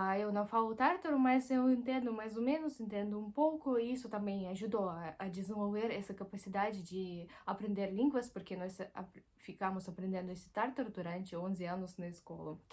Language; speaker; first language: Portuguese; non-native, fluent; Russian